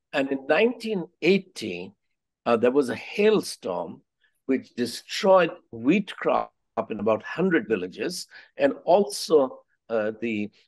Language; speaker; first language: English; non-native, local second language; Hindi